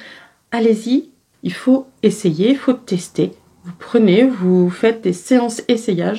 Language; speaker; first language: French; native; French